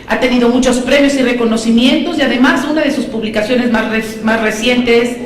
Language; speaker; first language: Spanish; native; Spanish